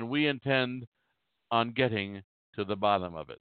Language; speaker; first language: English; native; English